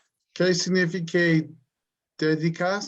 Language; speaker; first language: Spanish; non-native, learner; English